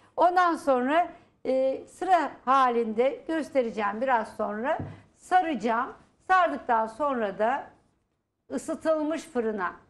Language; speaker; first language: Turkish; native; Turkish